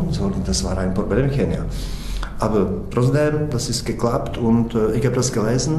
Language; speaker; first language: German; non-native, fluent; Czech